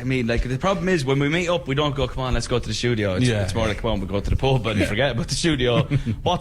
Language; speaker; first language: English; native; English